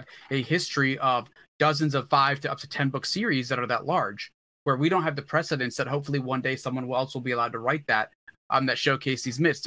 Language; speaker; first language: English; early bilingual, other home language; Hindi